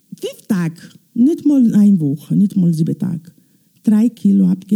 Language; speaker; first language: German; non-native, learner; Italian